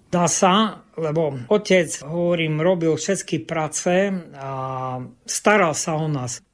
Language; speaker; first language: Slovak; non-native, local second language; Rusyn